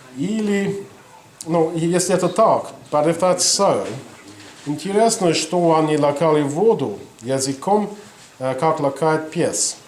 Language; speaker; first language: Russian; non-native, fluent; English